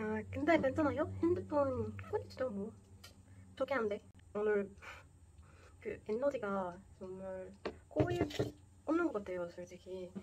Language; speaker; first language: Korean; non-native, fluent; Portuguese